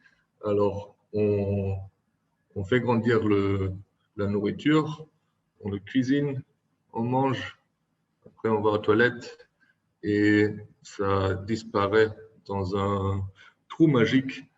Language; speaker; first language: French; non-native, fluent; German